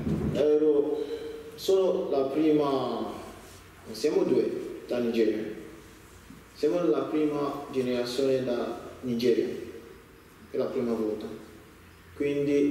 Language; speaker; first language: Italian; non-native, learner; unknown